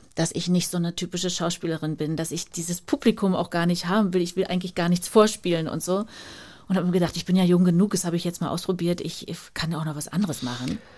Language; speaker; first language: German; native; German